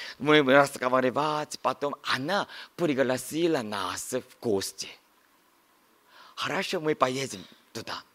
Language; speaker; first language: Russian; non-native, learner; Korean